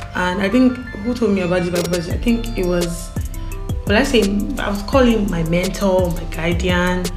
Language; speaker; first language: English; non-native, local second language; Igbo